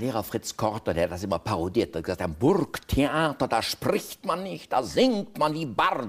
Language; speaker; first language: German; native; German